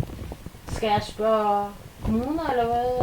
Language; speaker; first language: Danish; non-native, learner; Chinese